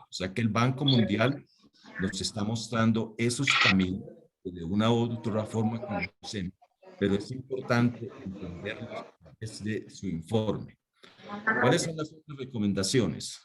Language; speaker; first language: Spanish; native; Spanish